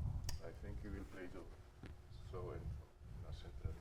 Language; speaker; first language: English; non-native, learner; Wolof